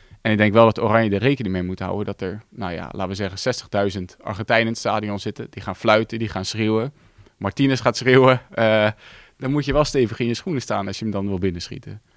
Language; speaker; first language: Dutch; native; Dutch